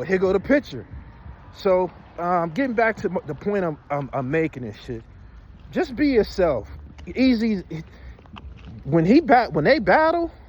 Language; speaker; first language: English; native; English